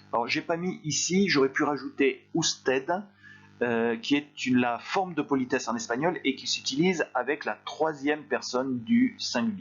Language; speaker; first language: French; native; French